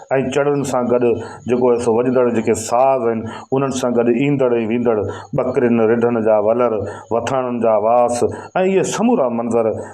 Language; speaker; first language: Sindhi; native; Sindhi